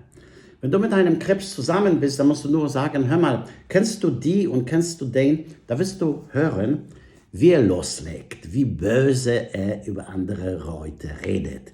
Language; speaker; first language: German; non-native, fluent; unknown